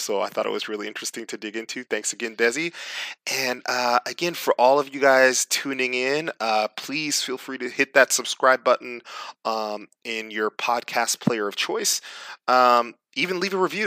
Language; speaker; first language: English; native; English